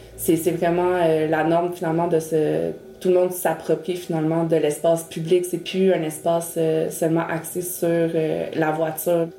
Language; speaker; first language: French; early bilingual, other home language; Spanish